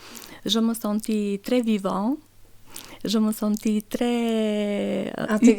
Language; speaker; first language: French; non-native, learner; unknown